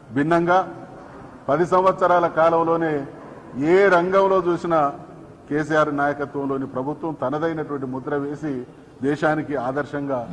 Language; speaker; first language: Telugu; native; Telugu